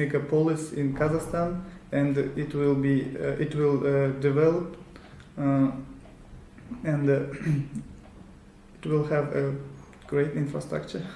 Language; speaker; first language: English; non-native, learner; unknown